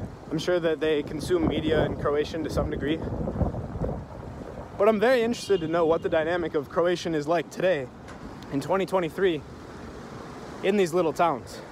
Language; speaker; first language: English; native; English